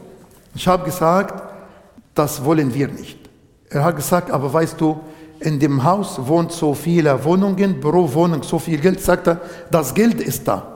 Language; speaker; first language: German; non-native, fluent; Arabic